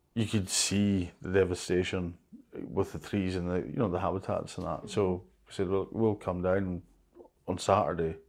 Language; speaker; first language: English; native; English